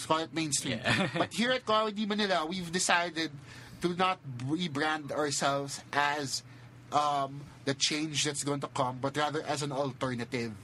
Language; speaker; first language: English; non-native, local second language; Filipino